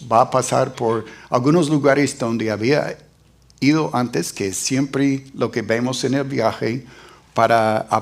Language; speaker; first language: Spanish; non-native, fluent; English